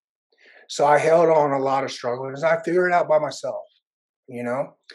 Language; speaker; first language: English; early bilingual, other home language; Vietnamese